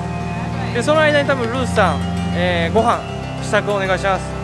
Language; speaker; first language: Japanese; native; Japanese